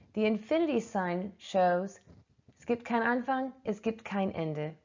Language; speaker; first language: German; non-native, fluent; English